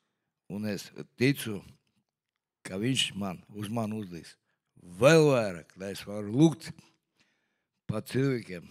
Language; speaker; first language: Latvian; non-native, local second language; Russian